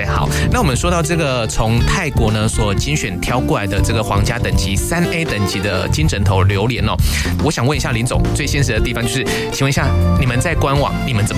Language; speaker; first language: Chinese; native; Chinese